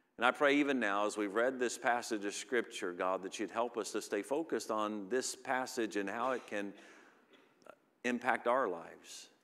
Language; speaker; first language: English; native; English